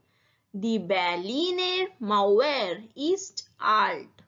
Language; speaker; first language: German; non-native, learner; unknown